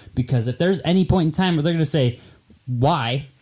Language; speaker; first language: English; native; English